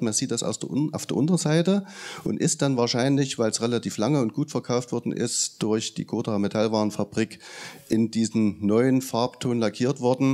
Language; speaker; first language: German; native; German